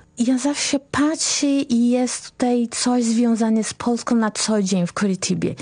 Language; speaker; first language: Polish; non-native, fluent; Portuguese